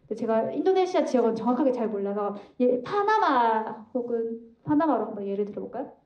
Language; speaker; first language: Korean; native; Korean